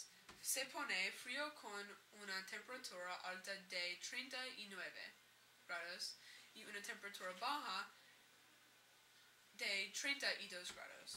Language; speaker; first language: Spanish; non-native, learner; English